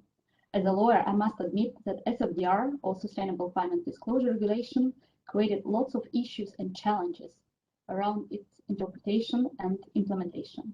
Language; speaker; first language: English; non-native, fluent; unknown